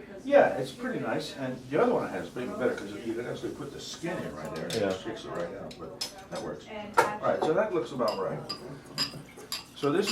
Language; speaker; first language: English; native; English